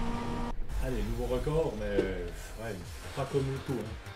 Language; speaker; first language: French; native; French